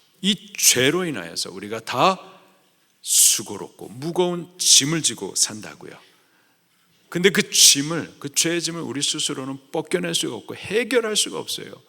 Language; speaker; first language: Korean; native; Korean